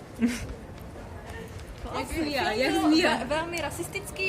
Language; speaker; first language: Czech; non-native, learner; Ukrainian